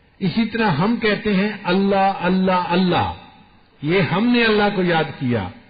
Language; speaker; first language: Urdu; non-native, local second language; Punjabi